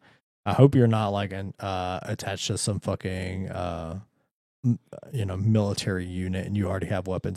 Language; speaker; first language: English; native; English